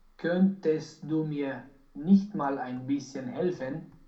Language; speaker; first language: German; non-native, learner; Romanian